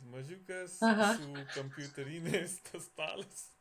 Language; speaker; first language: Lithuanian; non-native, learner; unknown